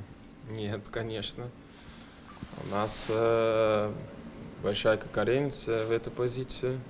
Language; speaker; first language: Russian; non-native, fluent; Portuguese